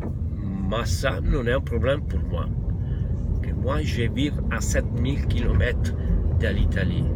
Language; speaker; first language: French; non-native, learner; Italian